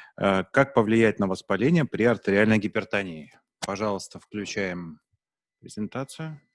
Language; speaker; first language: Russian; native; Russian